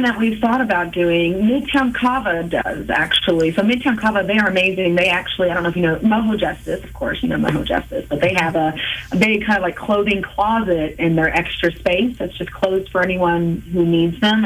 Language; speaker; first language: English; native; English